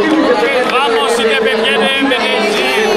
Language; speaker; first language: Spanish; non-native, learner; Greek